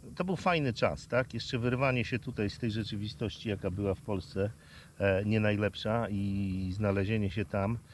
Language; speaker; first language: Polish; native; Polish